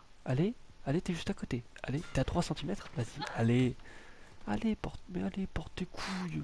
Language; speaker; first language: French; native; French